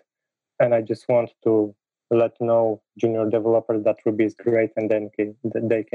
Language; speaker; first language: English; non-native, fluent; Polish